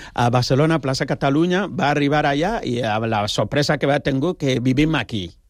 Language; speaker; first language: Catalan; non-native, fluent; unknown